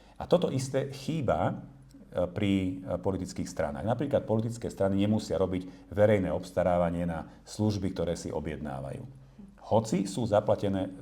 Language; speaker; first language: Slovak; non-native, local second language; Hungarian